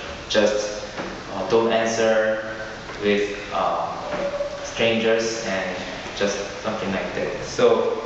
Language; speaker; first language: English; non-native, learner; Korean